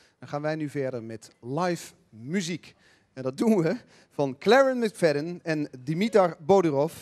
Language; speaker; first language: Dutch; native; Dutch